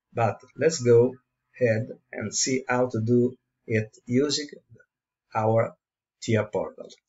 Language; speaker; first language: English; non-native, learner; Italian